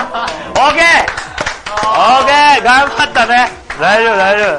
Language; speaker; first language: Japanese; native; Japanese